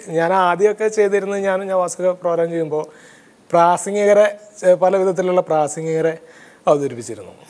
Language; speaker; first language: Malayalam; native; Malayalam